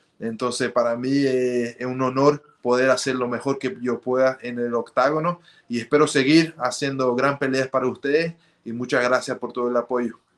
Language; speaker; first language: Spanish; early bilingual, heritage; Spanish